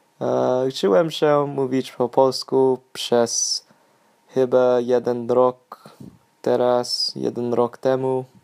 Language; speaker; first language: Polish; non-native, learner; English